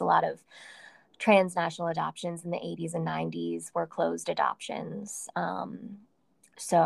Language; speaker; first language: English; native; English